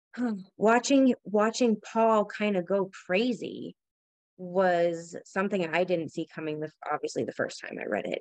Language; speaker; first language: English; native; English